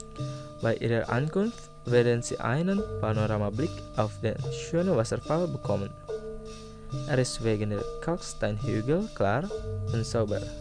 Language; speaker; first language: German; non-native, fluent; Indonesian